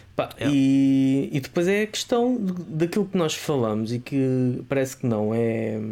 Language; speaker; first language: Portuguese; native; Portuguese